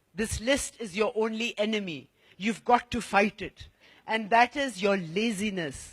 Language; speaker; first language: English; non-native, local second language; Urdu